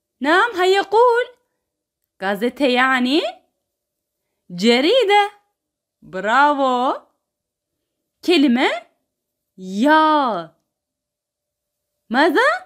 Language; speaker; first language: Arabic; non-native, fluent; Turkish